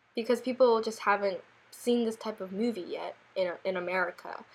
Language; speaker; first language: English; early bilingual, other home language; Korean